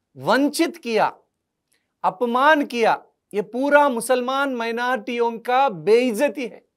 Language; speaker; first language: Hindi; non-native, local second language; Telugu